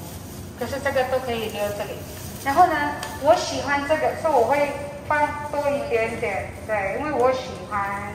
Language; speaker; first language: Chinese; non-native, learner; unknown